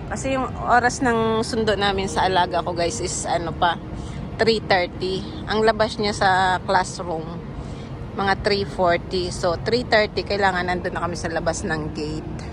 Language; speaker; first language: Filipino; native; Filipino